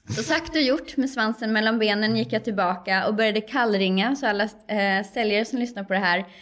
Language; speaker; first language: Swedish; native; Swedish